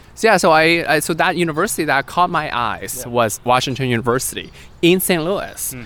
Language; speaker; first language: English; non-native, fluent; Chinese